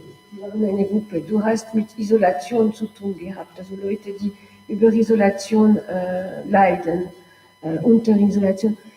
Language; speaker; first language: German; non-native, local second language; French